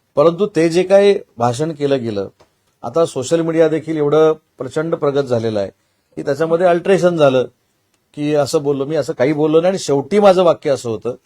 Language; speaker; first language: Marathi; native; Marathi